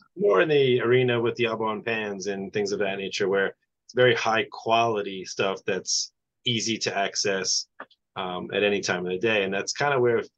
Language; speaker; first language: English; native; English